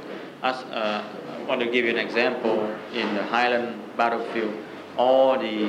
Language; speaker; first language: English; non-native, fluent; Vietnamese